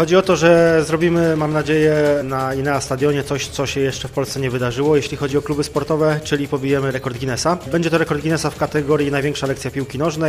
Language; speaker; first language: Polish; native; Polish